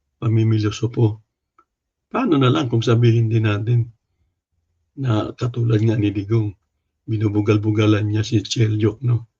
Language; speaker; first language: Filipino; non-native, local second language; Cebuano